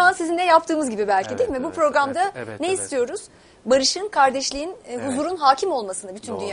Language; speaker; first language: Turkish; native; Turkish